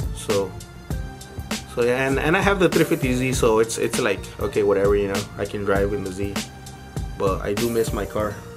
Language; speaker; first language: English; early bilingual, other home language; Spanish